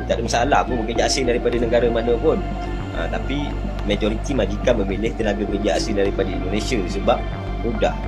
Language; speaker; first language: Malay; native; Malay